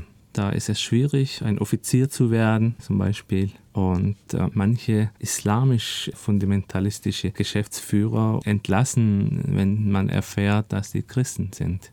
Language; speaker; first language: German; early bilingual, other home language; Turkish